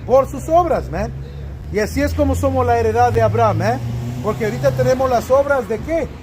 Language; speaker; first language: Spanish; early bilingual, other home language; English